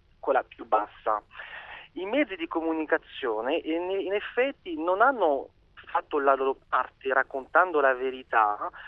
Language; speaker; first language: Italian; non-native, fluent; French